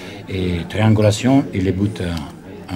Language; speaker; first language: French; non-native, learner; Italian